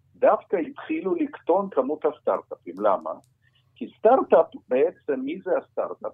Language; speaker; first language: Hebrew; non-native, fluent; Russian